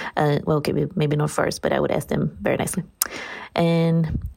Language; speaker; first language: English; non-native, fluent; Portuguese